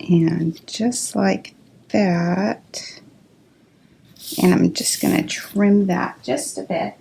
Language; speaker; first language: English; native; English